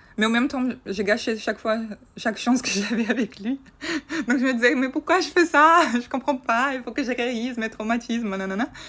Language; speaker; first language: French; non-native, fluent; Portuguese